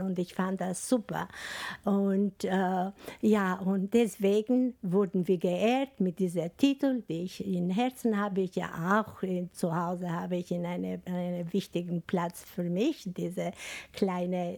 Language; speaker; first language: German; non-native, learner; Albanian